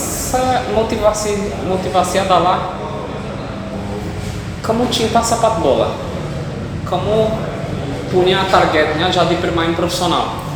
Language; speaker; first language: Indonesian; non-native, fluent; Portuguese